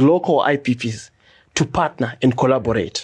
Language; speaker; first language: English; non-native, local second language; Shona